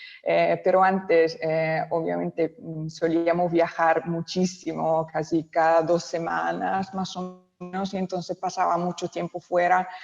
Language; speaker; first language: Spanish; non-native, local second language; Italian